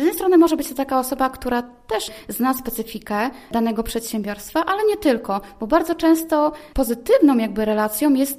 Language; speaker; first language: Polish; native; Polish